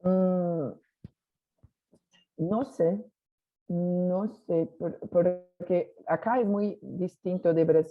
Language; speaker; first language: Spanish; non-native, learner; Portuguese